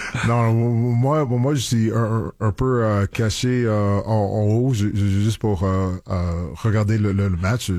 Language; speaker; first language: French; non-native, local second language; English